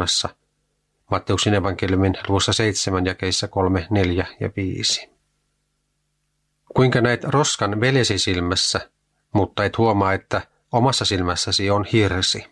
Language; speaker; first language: Finnish; native; Finnish